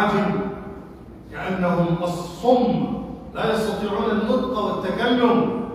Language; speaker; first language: Arabic; non-native, fluent; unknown